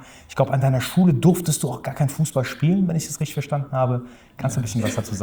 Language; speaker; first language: German; native; German